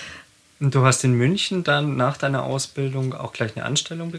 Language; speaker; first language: German; native; German